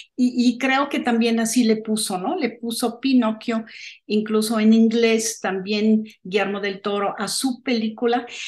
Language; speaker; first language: Spanish; non-native, fluent; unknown